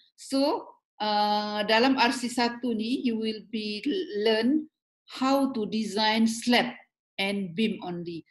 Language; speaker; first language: English; non-native, local second language; Malay